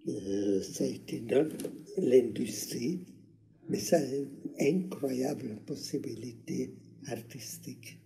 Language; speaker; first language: French; non-native, learner; Hungarian